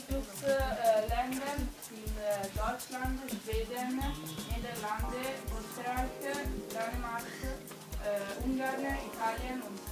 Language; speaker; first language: German; non-native, learner; Italian